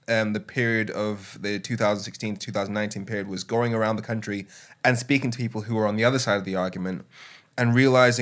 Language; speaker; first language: English; native; English